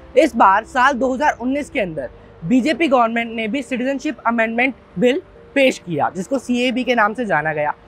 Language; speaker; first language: Hindi; native; Hindi